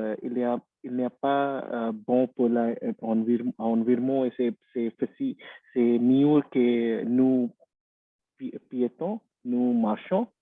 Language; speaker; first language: French; non-native, learner; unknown